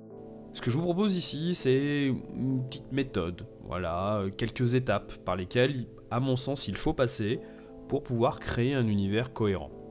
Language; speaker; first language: French; native; French